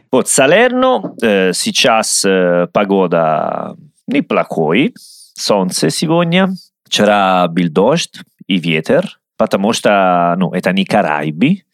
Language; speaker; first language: Russian; non-native, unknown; Italian